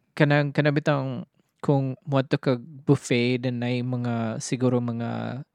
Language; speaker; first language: English; non-native, local second language; Cebuano